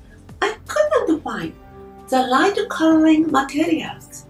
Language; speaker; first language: English; non-native, learner; Japanese